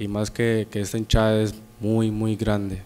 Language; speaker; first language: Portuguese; non-native, learner; Spanish